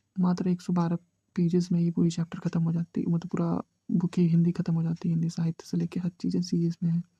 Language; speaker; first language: Hindi; native; Hindi